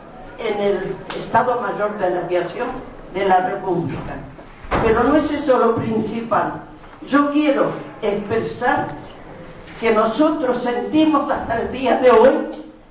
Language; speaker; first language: Spanish; non-native, fluent; Russian